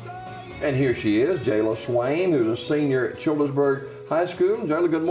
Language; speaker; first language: English; native; English